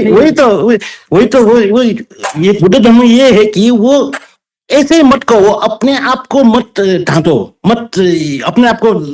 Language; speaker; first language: Hindi; non-native, local second language; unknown